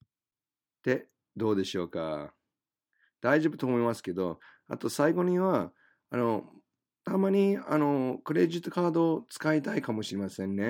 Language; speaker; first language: Japanese; non-native, fluent; English